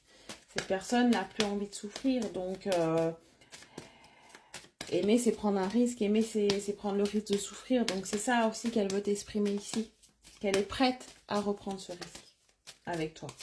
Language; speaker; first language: French; native; French